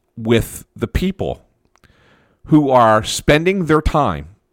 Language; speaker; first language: English; native; English